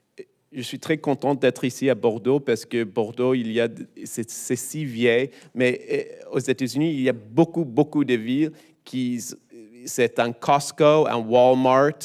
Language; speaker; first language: French; non-native, learner; English